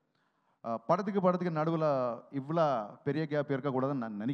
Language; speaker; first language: Tamil; non-native, learner; Telugu